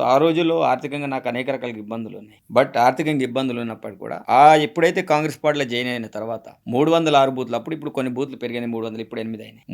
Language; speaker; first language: Telugu; non-native, local second language; Gondi